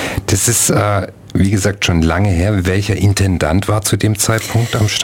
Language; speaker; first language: German; native; German